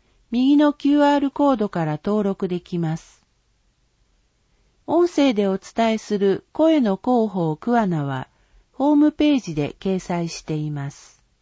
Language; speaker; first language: Japanese; native; Japanese